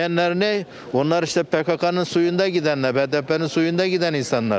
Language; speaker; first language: Turkish; native; Turkish